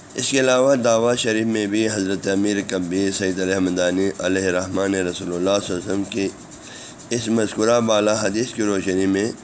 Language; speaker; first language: Urdu; non-native, local second language; Balti